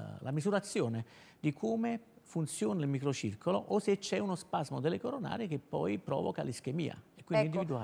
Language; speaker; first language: Italian; native; Italian